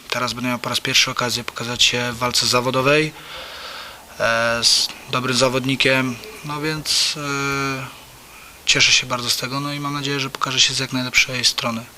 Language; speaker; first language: Polish; native; Polish